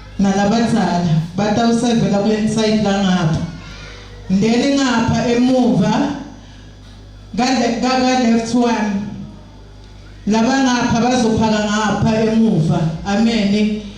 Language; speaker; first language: Zulu; non-native, local second language; Swati